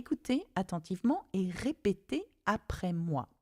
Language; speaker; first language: French; non-native, fluent; English